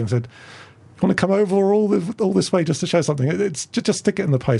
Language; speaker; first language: English; native; English